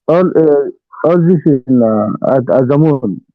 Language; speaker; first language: English; non-native, learner; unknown